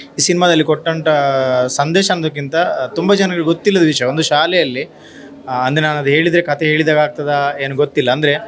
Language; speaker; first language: Kannada; non-native, local second language; Tulu